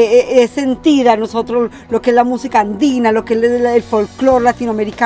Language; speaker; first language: Spanish; native; Spanish